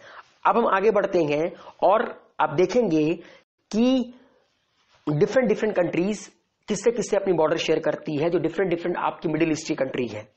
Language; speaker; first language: Hindi; native; Hindi